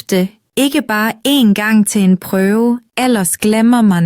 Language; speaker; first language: Norwegian; non-native, fluent; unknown